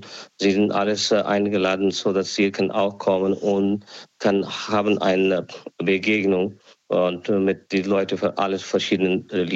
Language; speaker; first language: German; non-native, learner; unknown